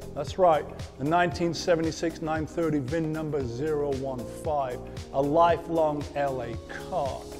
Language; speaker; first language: English; native; English